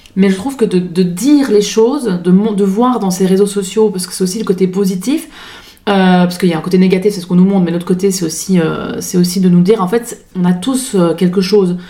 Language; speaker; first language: French; native; French